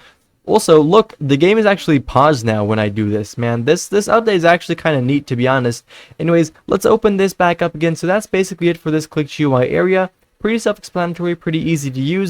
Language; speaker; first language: English; non-native, fluent; Dutch